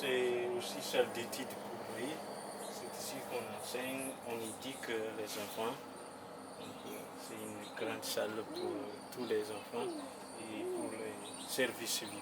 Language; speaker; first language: French; non-native, local second language; Malagasy